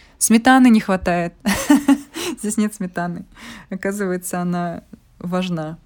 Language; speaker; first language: Russian; native; Russian